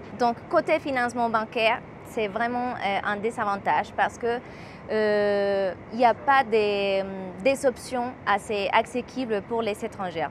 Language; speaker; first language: French; non-native, fluent; Spanish